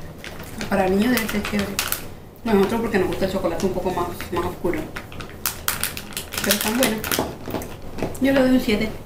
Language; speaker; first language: Spanish; native; Spanish